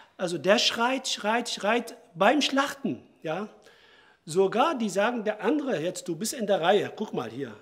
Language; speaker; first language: German; non-native, fluent; Arabic